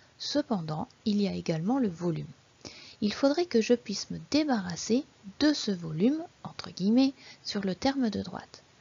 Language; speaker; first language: French; native; French